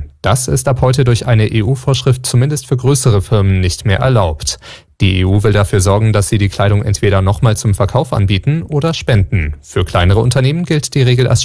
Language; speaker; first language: German; native; German